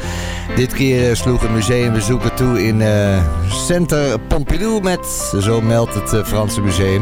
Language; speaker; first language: Dutch; native; Dutch